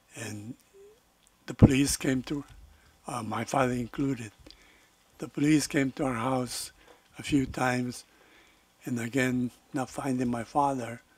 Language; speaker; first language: English; non-native, fluent; Spanish